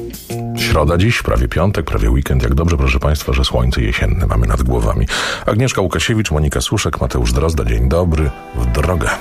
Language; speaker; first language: Polish; native; Polish